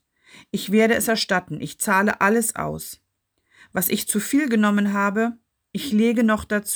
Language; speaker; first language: German; native; German